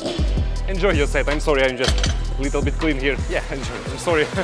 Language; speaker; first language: English; non-native, learner; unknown